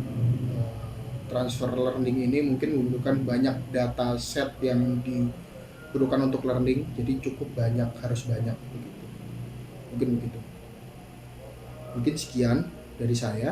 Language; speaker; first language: Indonesian; native; Indonesian